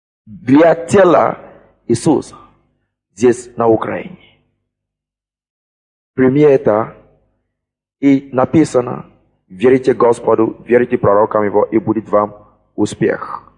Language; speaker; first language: Russian; non-native, fluent; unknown